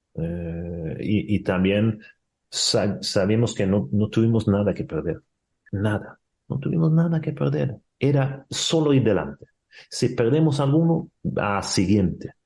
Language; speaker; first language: Spanish; non-native, fluent; Swedish